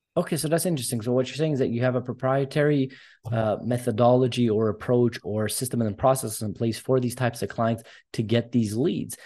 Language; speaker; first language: English; early bilingual, other home language; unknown